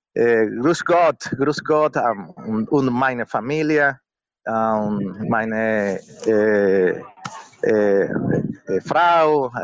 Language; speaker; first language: German; non-native, learner; Spanish